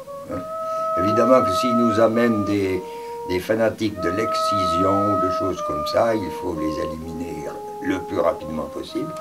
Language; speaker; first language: French; native; French